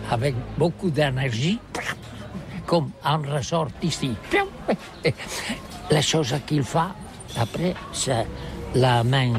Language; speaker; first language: French; non-native, learner; Catalan